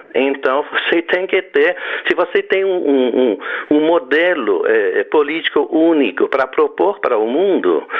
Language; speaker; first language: Portuguese; non-native, fluent; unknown